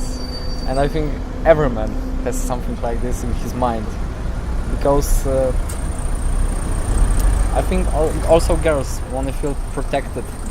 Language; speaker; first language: English; non-native, learner; Polish